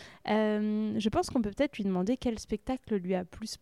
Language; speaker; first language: French; native; French